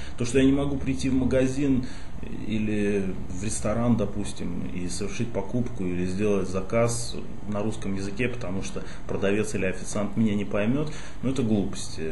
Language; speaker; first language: Russian; native; Russian